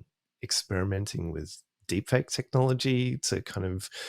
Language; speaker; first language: English; native; English